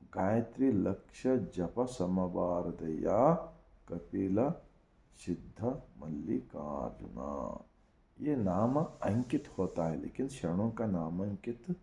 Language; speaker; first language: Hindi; non-native, local second language; Kannada